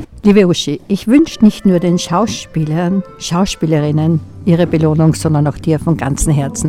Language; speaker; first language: German; native; German